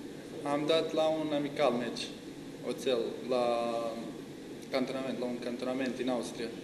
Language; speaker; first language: Romanian; non-native, learner; Bosnian